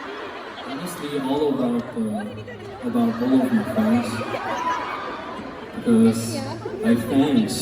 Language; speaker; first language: English; non-native, learner; Korean